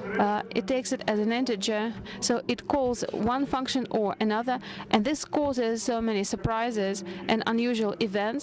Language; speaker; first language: English; non-native, fluent; Russian